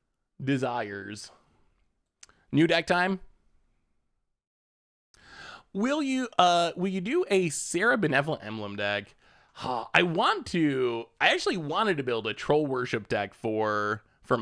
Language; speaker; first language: English; native; English